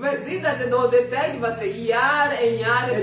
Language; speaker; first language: Dutch; non-native, learner; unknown